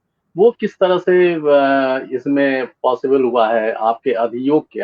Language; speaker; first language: Hindi; native; Hindi